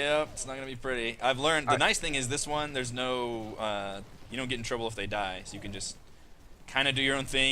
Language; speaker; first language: English; native; English